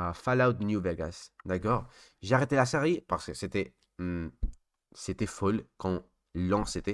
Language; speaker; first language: French; non-native, learner; Spanish